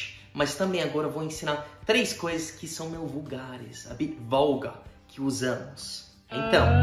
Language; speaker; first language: Portuguese; non-native, fluent; English